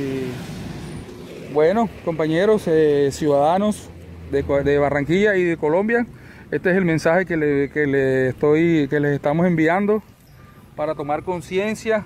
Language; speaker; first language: Spanish; native; Spanish